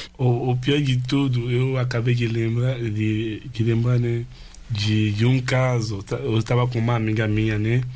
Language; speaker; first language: Portuguese; non-native, fluent; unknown